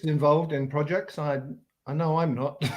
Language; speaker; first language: English; native; English